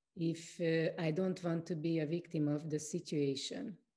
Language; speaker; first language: English; non-native, learner; Hungarian